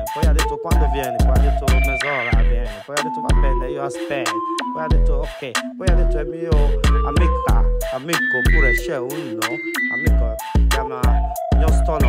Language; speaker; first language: Italian; non-native, learner; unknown